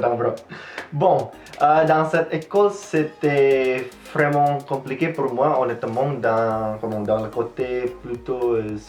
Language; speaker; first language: French; non-native, fluent; Indonesian